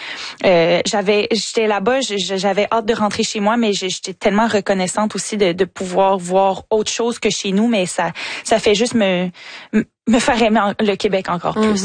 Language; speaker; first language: French; native; French